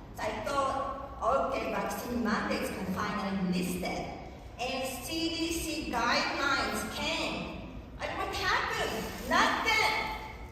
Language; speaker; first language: English; non-native, fluent; Japanese